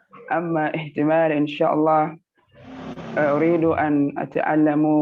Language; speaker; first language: Arabic; non-native, learner; Indonesian